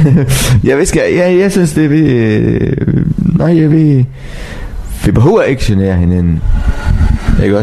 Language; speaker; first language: Danish; non-native, learner; Arabic